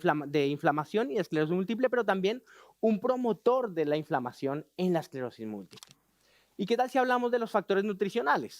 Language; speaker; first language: Spanish; native; Spanish